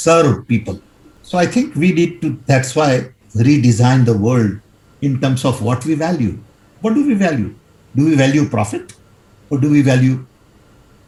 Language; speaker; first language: English; non-native, local second language; Gujarati